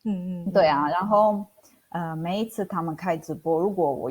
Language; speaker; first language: Chinese; non-native, fluent; Italian